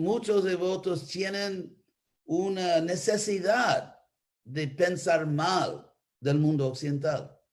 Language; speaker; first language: Spanish; non-native, fluent; English